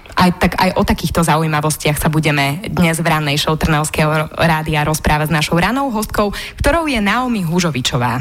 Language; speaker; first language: Slovak; native; Slovak